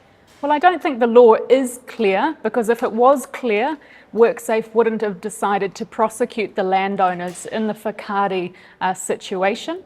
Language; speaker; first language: English; native; English